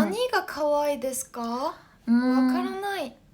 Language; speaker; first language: Japanese; non-native, learner; Korean